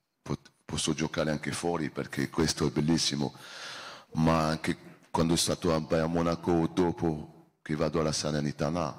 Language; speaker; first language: Italian; non-native, learner; French